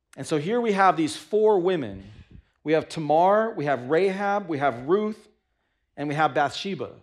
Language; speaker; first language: English; native; English